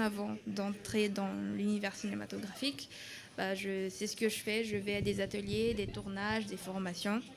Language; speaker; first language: French; non-native, local second language; Malagasy